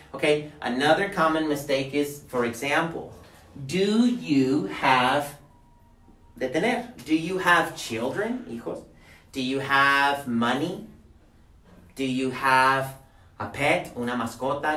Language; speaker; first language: English; non-native, fluent; Spanish